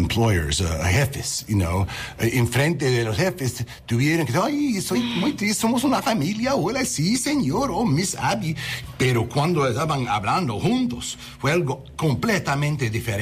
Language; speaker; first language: Spanish; non-native, learner; English